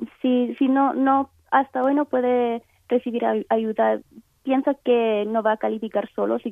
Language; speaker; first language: Spanish; early bilingual, heritage; Spanish